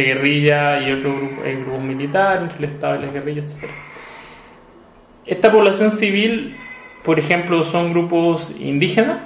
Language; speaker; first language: Spanish; native; Spanish